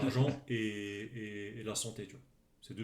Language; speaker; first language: French; native; French